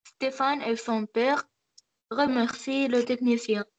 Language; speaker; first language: French; non-native, learner; Arabic